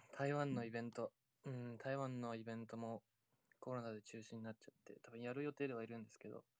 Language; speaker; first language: Japanese; native; Japanese